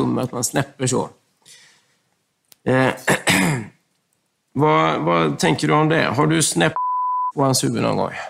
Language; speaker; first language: Swedish; native; Swedish